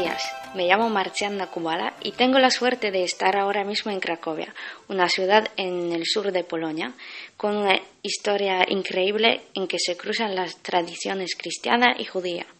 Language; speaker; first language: Spanish; non-native, fluent; Polish